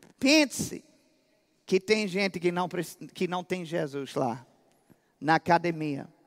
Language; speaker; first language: Portuguese; non-native, fluent; English